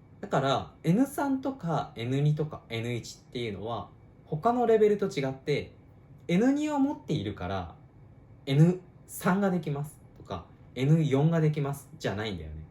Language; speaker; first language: Japanese; native; Japanese